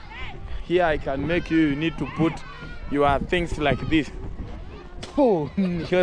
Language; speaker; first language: English; non-native, learner; Swahili